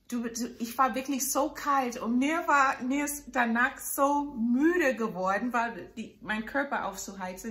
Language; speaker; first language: German; non-native, fluent; English